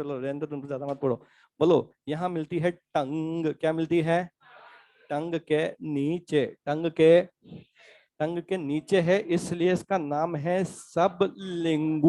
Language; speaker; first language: Hindi; native; Hindi